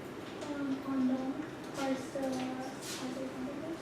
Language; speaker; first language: French; non-native, learner; English